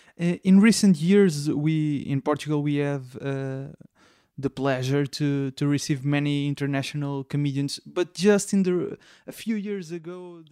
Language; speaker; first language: English; non-native, fluent; Portuguese